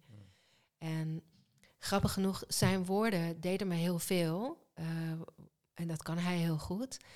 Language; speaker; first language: Dutch; early bilingual, other home language; Hebrew